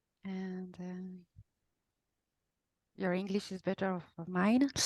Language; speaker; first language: English; non-native, fluent; Italian